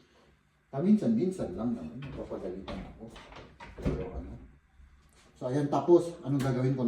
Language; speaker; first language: Filipino; native; Filipino